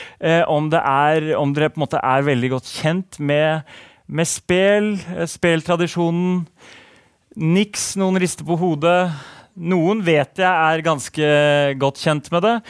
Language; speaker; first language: Norwegian; native; Norwegian